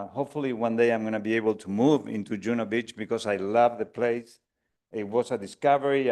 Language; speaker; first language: English; non-native, fluent; Spanish